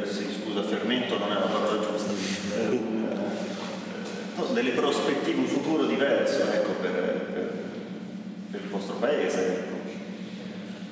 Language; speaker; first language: Italian; native; Italian